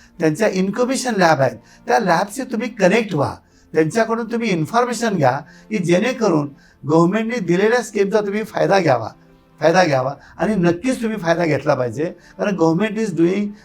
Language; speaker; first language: Marathi; native; Marathi